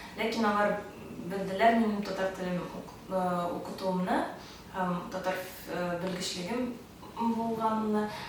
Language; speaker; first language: Tatar; early bilingual, heritage; Tatar